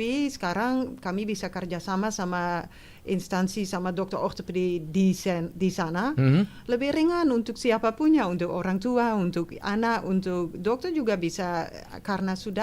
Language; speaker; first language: Indonesian; non-native, fluent; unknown